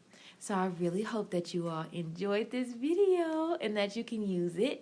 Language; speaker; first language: English; native; English